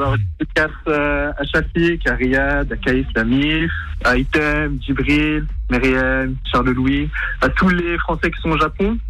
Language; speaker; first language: French; early bilingual, other home language; Arabic